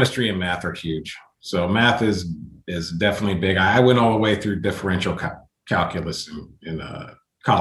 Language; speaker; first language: English; native; English